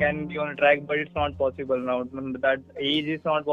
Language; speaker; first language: English; non-native, local second language; Marathi